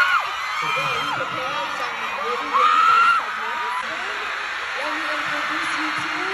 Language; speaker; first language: English; non-native, local second language; Filipino